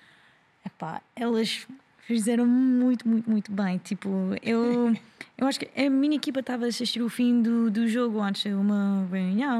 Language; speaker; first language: Portuguese; non-native, learner; English